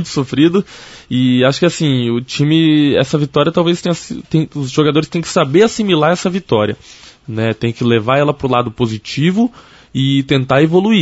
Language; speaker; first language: Portuguese; native; Portuguese